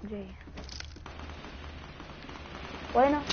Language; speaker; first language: Arabic; native; Arabic